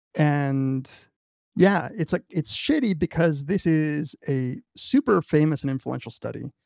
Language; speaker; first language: English; native; English